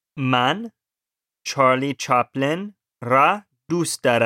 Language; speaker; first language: Persian; non-native, learner; English